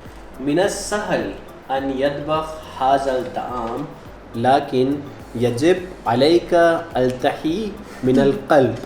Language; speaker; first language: Arabic; non-native, learner; Urdu